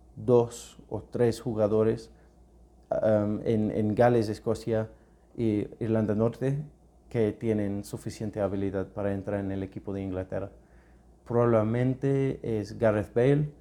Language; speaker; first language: Spanish; non-native, fluent; English